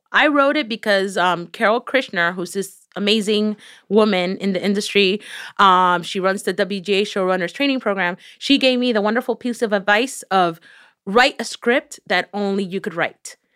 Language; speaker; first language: English; early bilingual, other home language; Spanish